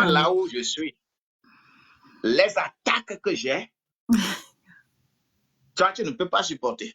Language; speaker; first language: French; non-native, local second language; Ewe